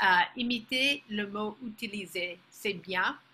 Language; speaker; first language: French; non-native, fluent; English